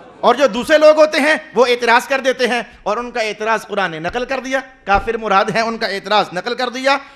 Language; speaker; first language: Urdu; non-native, local second language; Punjabi